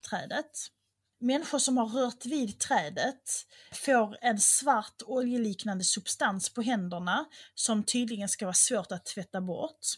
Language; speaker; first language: Swedish; native; Swedish